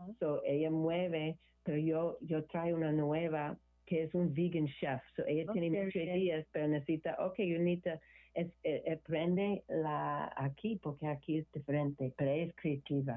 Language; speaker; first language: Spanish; non-native, learner; English